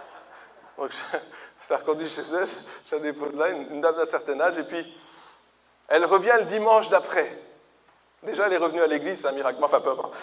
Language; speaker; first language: French; native; French